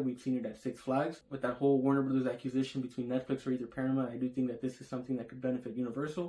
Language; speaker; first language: English; native; English